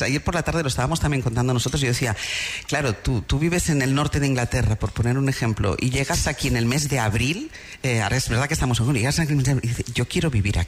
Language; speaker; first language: Spanish; native; Spanish